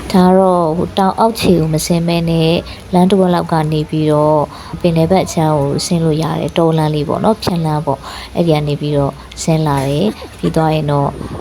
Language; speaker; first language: Burmese; native; Burmese